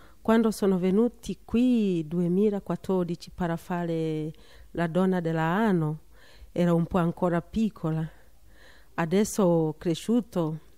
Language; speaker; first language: Italian; non-native, learner; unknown